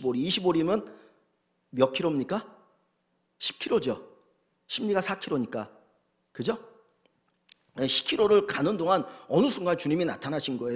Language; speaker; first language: Korean; native; Korean